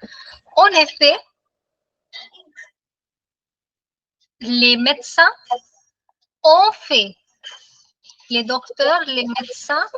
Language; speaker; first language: French; non-native, fluent; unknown